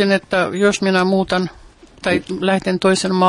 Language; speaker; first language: Finnish; non-native, fluent; Russian